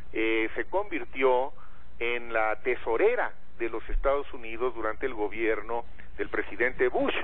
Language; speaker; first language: Spanish; native; Spanish